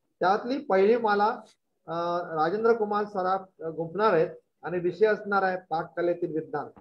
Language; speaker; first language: Marathi; native; Marathi